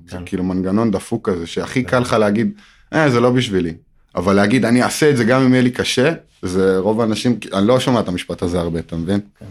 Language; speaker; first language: Hebrew; native; Hebrew